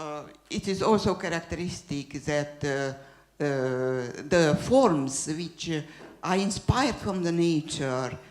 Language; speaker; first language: English; non-native, fluent; Hungarian